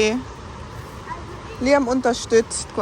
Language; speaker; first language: German; non-native, fluent; Filipino